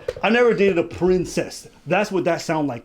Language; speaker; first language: English; native; English